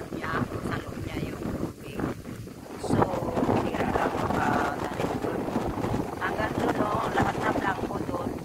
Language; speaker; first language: Filipino; non-native, local second language; Hiligaynon